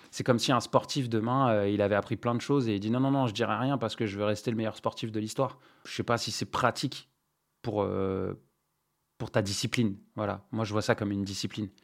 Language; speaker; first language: French; non-native, local second language; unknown